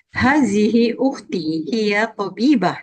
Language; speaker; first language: Arabic; non-native, learner; Malay